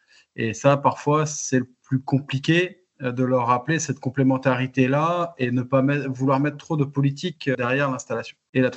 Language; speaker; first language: French; native; French